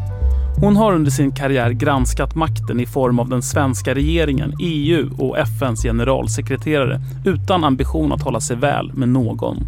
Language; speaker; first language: Swedish; native; Swedish